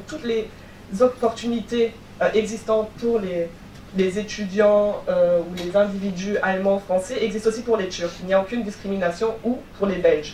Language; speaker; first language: French; native; French